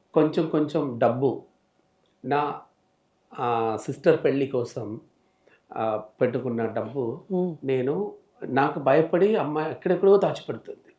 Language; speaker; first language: Telugu; non-native, local second language; Tamil